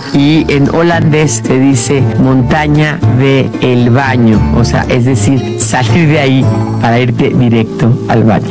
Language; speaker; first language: Spanish; native; Spanish